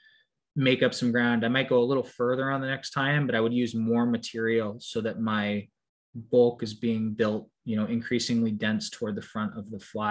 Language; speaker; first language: English; native; English